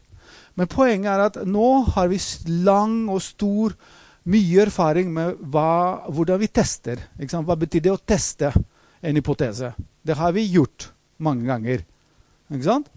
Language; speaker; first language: Norwegian; non-native, fluent; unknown